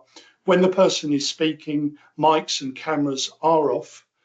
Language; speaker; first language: English; native; English